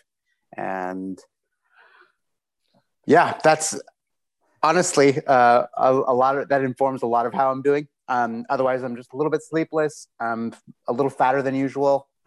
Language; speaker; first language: English; native; English